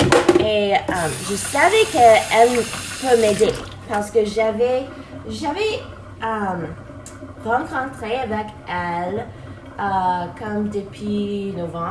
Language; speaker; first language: French; non-native, learner; English